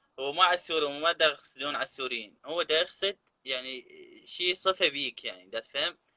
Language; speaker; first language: Arabic; native; Arabic